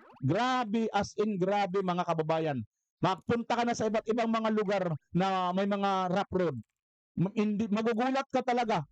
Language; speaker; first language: Filipino; non-native, local second language; Waray